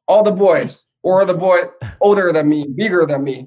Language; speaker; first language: English; non-native, fluent; Chinese